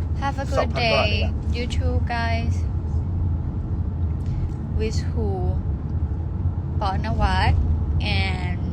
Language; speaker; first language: English; non-native, learner; Thai